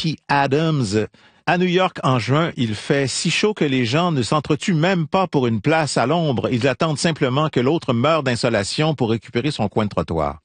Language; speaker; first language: French; native; French